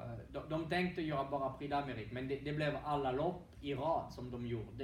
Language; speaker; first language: Swedish; non-native, fluent; French